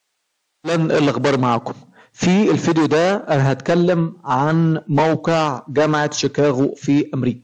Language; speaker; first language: Arabic; native; Arabic